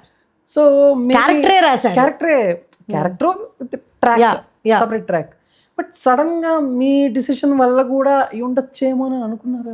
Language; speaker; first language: Telugu; native; Telugu